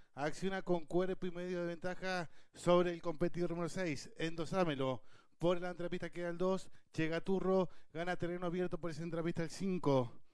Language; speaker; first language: Spanish; native; Spanish